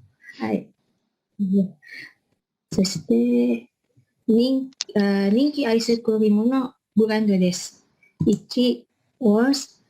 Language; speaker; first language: Japanese; non-native, learner; Indonesian